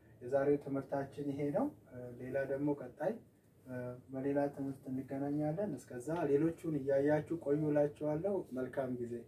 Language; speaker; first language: Amharic; native; Amharic